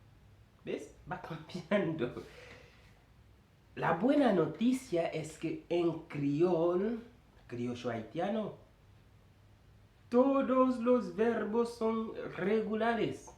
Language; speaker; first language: Spanish; non-native, fluent; Haitian Creole